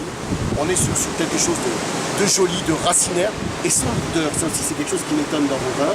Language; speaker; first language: French; native; French